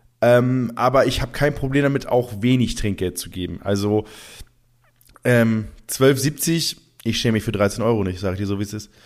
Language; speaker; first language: German; native; German